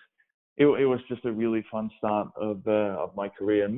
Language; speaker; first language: English; non-native, fluent; Danish